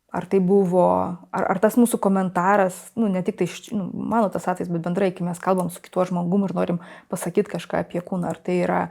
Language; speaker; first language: Lithuanian; non-native, local second language; Russian